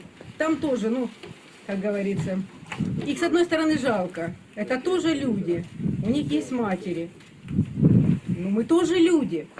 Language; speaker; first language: Russian; native; Russian